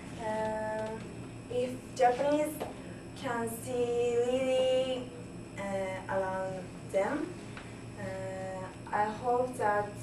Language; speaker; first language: English; non-native, learner; Japanese